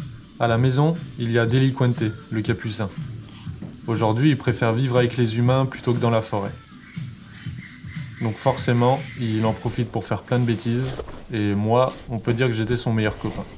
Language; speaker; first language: French; native; French